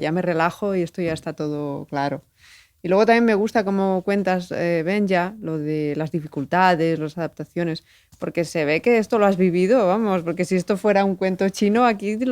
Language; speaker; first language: Spanish; native; Spanish